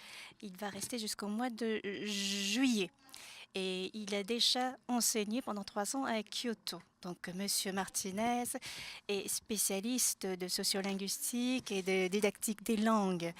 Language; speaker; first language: French; non-native, fluent; Japanese